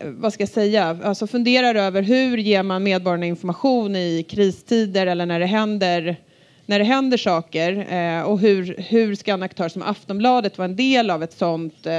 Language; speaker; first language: Swedish; native; Swedish